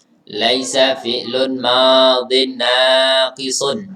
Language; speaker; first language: Arabic; non-native, fluent; Indonesian